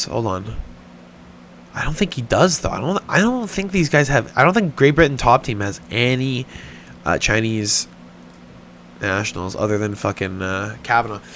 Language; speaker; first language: English; native; English